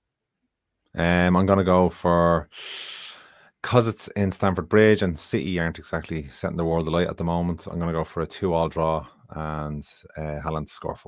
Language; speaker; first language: English; native; English